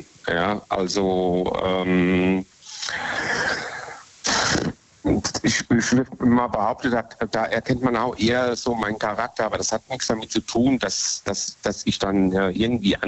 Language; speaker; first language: German; native; German